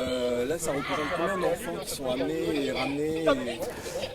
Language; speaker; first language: French; native; French